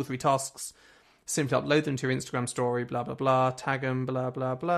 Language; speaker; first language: English; native; English